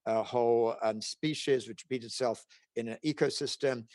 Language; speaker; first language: English; native; English